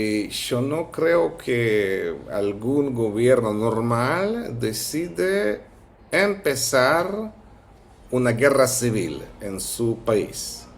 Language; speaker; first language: Spanish; non-native, fluent; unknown